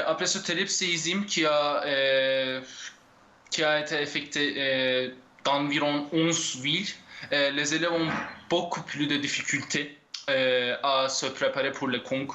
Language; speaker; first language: French; non-native, fluent; Turkish